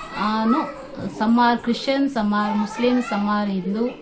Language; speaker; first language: English; non-native, local second language; Konkani